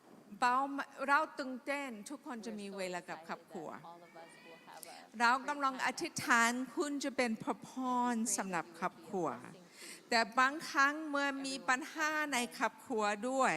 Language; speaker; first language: Thai; non-native, fluent; English